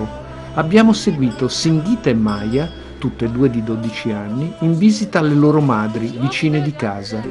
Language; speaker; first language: Italian; native; Italian